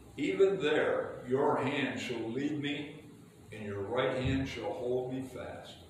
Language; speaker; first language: English; native; English